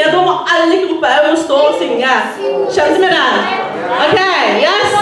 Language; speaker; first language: Norwegian; non-native, fluent; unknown